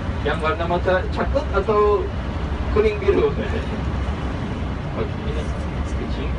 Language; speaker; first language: Indonesian; non-native, learner; Turkish